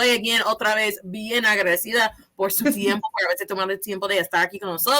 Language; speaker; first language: Spanish; non-native, fluent; English